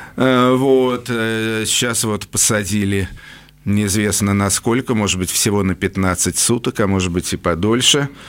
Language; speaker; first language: Russian; native; Russian